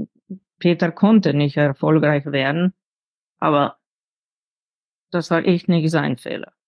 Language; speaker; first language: German; non-native, fluent; Slovenian